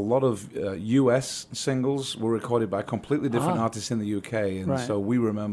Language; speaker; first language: English; native; English